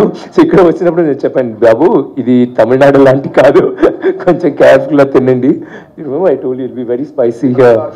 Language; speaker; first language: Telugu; non-native, fluent; Tamil